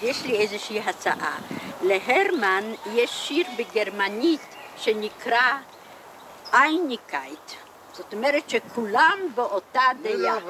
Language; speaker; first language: Hebrew; non-native, fluent; Polish